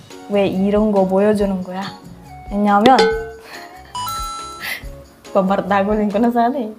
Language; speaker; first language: Korean; non-native, fluent; Filipino